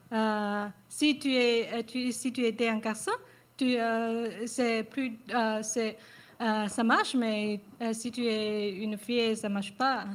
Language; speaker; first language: French; non-native, learner; Chinese